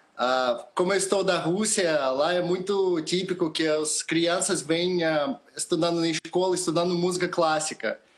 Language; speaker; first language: Portuguese; non-native, fluent; Russian